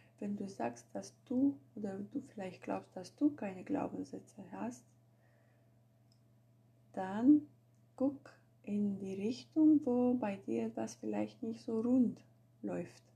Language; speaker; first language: German; non-native, fluent; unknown